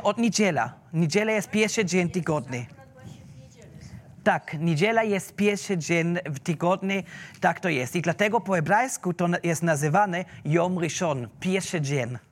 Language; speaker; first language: Polish; non-native, learner; German